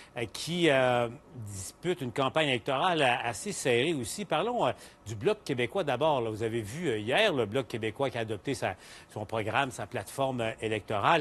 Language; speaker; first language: French; native; French